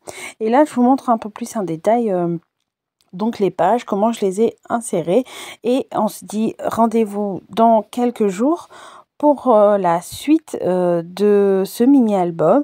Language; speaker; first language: French; native; French